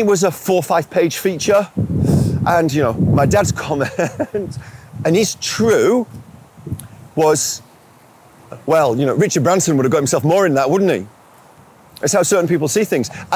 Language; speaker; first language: English; native; English